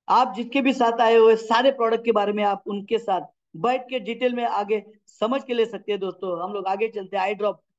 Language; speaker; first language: Hindi; non-native, local second language; Marathi